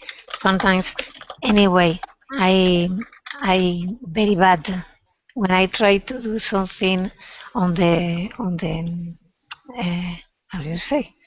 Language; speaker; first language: English; non-native, learner; Spanish